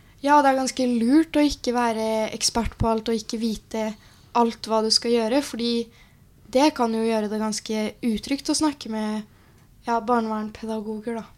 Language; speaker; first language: Norwegian; native; Norwegian